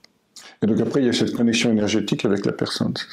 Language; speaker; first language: French; native; French